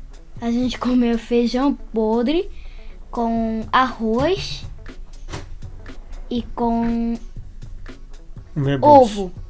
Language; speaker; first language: Portuguese; early bilingual, heritage; Portuguese